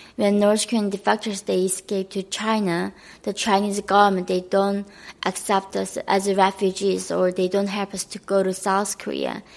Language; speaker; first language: English; non-native, fluent; Korean